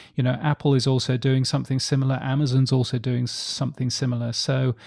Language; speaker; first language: English; native; English